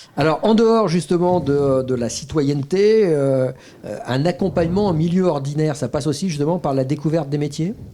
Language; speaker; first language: French; native; French